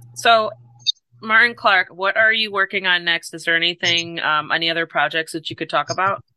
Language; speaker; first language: English; native; English